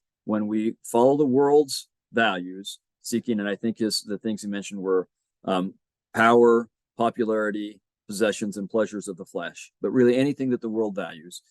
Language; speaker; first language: English; native; English